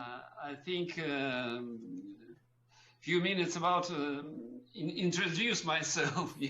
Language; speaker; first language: English; non-native, learner; Russian